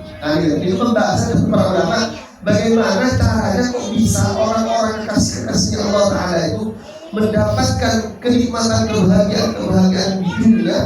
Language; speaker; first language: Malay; non-native, local second language; Javanese